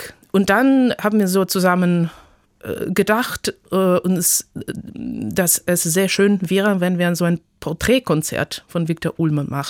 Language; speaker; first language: German; non-native, fluent; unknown